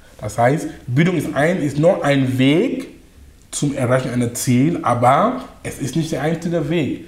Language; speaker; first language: German; non-native, fluent; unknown